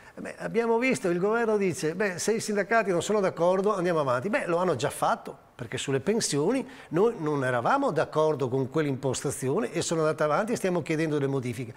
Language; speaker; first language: Italian; native; Italian